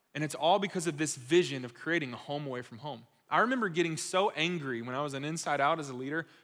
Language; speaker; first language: English; native; English